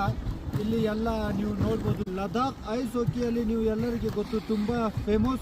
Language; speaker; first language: Kannada; non-native, local second language; Ladakhi